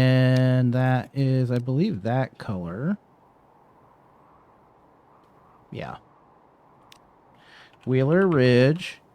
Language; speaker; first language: English; native; English